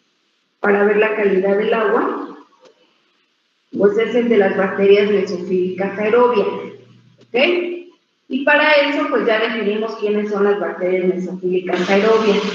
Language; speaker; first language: Spanish; native; Spanish